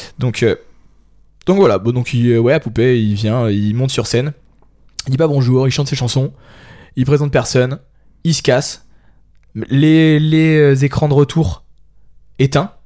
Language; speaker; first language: French; native; French